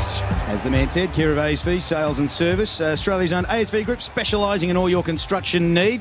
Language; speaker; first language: English; native; English